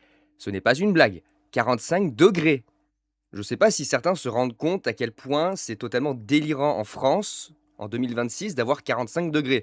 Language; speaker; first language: French; native; French